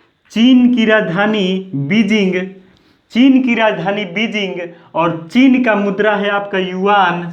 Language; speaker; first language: Hindi; native; Hindi